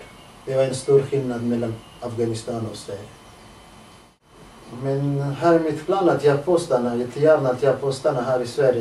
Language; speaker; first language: Swedish; non-native, learner; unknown